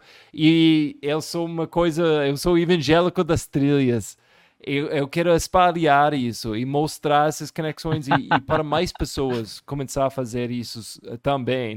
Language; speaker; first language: Portuguese; non-native, fluent; English